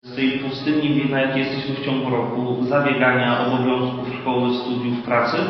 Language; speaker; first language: Polish; native; Polish